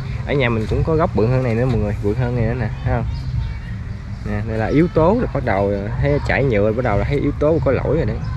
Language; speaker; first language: Vietnamese; native; Vietnamese